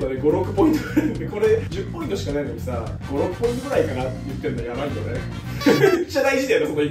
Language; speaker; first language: Japanese; native; Japanese